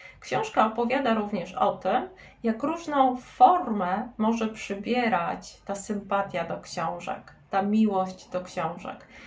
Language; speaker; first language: Polish; native; Polish